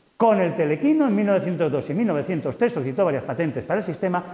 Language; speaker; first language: Spanish; native; Spanish